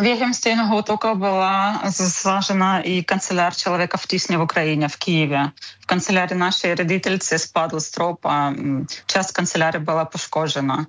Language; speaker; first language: Czech; non-native, learner; Ukrainian